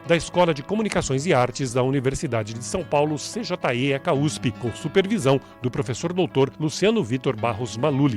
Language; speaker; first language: Portuguese; native; Portuguese